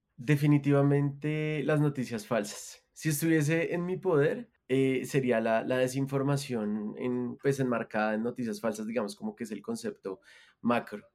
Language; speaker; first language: Spanish; native; Spanish